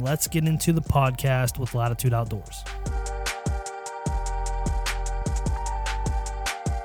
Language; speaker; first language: English; native; English